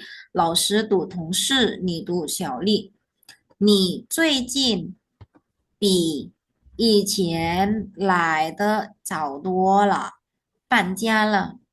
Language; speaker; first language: Chinese; non-native, fluent; Indonesian